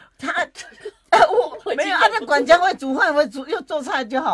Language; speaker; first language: Chinese; native; Chinese